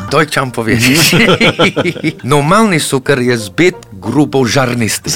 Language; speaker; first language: Polish; non-native, fluent; English